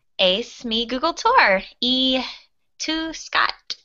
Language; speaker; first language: Spanish; non-native, learner; English